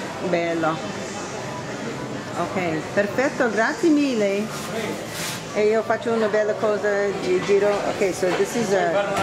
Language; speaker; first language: Italian; non-native, learner; English